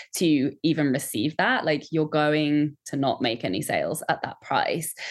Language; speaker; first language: English; native; English